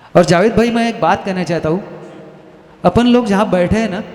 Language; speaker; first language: Hindi; non-native, local second language; Marathi